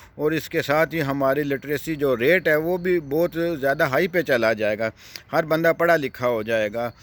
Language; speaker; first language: Urdu; non-native, local second language; Punjabi